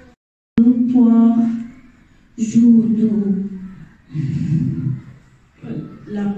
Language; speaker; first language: French; non-native, learner; Arabic